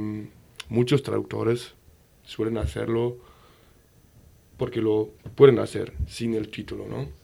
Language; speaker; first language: Spanish; non-native, fluent; German